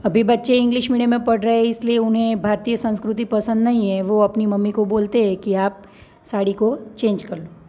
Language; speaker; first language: Hindi; non-native, local second language; Gujarati